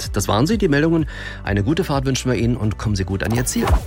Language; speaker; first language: German; native; German